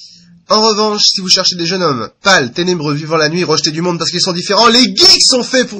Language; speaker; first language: French; native; French